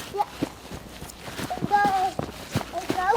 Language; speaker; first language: Dutch; early bilingual, heritage; Dutch